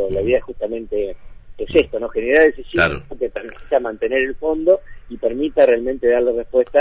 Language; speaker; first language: Spanish; native; Spanish